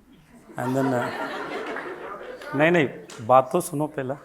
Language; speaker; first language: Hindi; non-native, local second language; Tamil